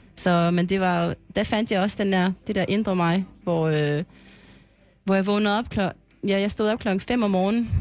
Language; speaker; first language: Danish; non-native, fluent; French